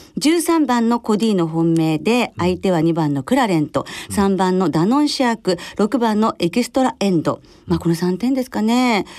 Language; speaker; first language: Japanese; native; Japanese